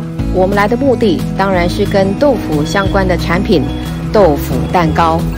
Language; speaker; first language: Chinese; native; Chinese